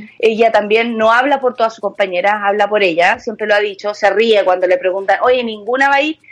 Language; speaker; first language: Spanish; native; Spanish